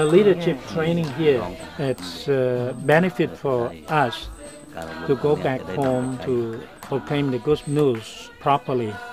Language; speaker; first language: English; non-native, learner; Thai